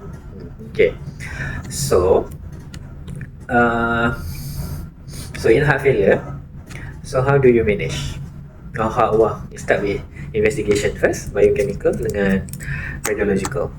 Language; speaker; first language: English; non-native, local second language; Malay